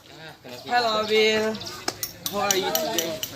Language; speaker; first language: English; non-native, learner; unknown